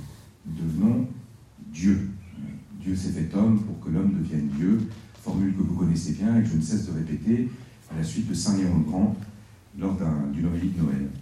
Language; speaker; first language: French; native; French